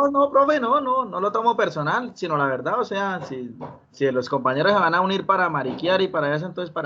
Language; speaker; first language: Spanish; native; Spanish